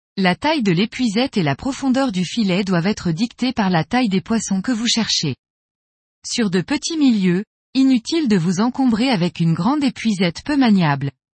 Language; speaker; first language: French; native; French